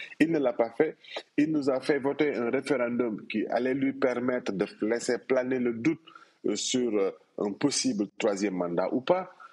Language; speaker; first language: French; non-native, local second language; Wolof